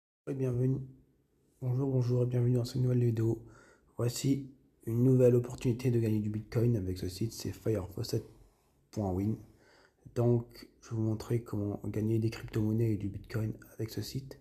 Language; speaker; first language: French; native; French